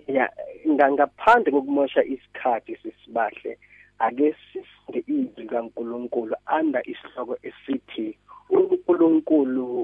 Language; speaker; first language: Zulu; non-native, local second language; Southern Sotho